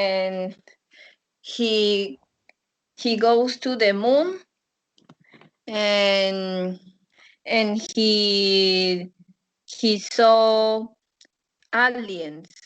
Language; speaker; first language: English; non-native, learner; Spanish